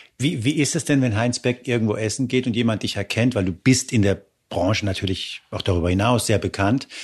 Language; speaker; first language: German; early bilingual, other home language; Spanish